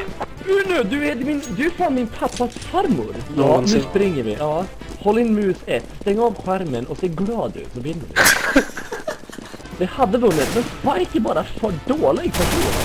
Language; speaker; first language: Swedish; native; Swedish